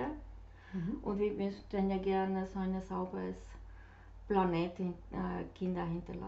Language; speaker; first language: German; non-native, fluent; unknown